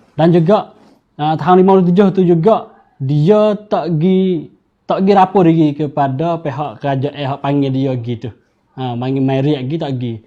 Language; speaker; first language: Malay; native; Malay